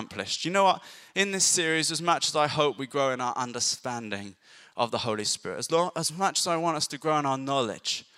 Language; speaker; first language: English; native; English